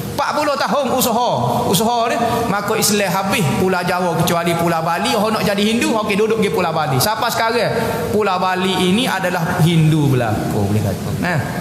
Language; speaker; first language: Malay; native; Malay